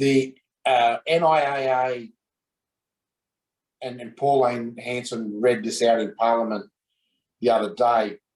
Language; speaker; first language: English; native; English